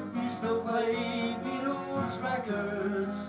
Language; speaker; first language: English; native; English